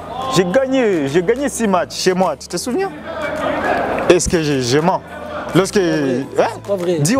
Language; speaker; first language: French; non-native, local second language; Rundi